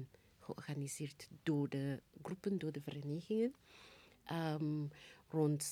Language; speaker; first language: Dutch; non-native, fluent; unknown